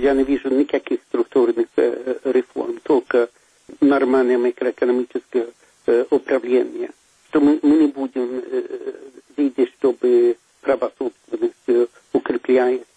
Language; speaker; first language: Russian; non-native, fluent; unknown